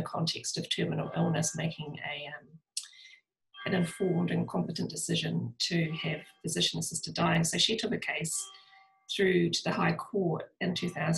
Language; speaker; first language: English; native; English